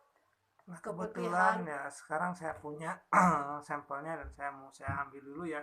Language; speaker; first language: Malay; non-native, local second language; Sundanese